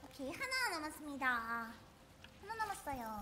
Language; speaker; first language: Korean; native; Korean